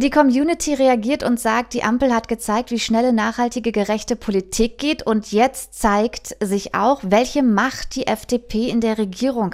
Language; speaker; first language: German; native; German